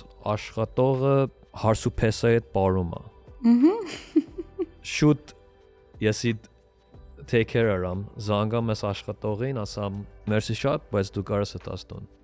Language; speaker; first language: Armenian; early bilingual, heritage; Armenian